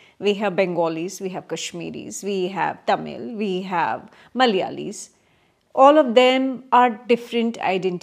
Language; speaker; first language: English; non-native, local second language; Kashmiri